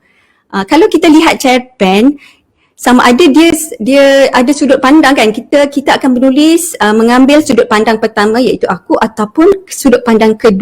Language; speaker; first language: Malay; native; Malay